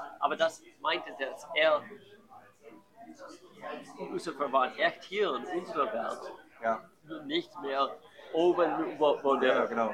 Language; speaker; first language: German; non-native, learner; English